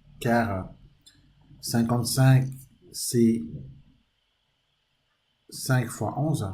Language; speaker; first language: French; native; French